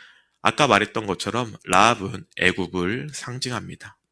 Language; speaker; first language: Korean; native; Korean